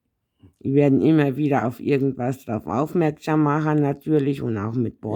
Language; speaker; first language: German; native; German